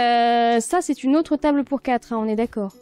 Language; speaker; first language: French; native; French